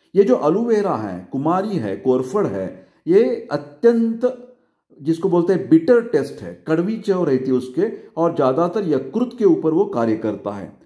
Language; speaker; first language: Hindi; non-native, local second language; Marathi